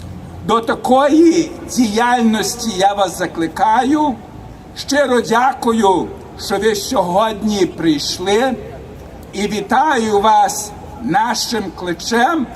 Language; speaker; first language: Ukrainian; early bilingual, heritage; Ukrainian